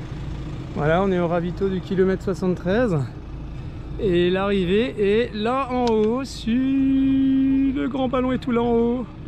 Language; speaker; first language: French; native; French